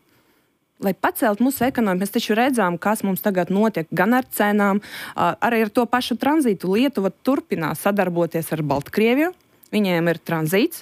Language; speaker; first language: Latvian; non-native, local second language; Russian